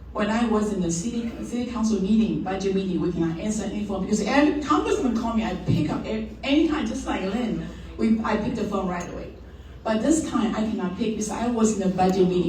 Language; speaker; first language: English; non-native, learner; Chinese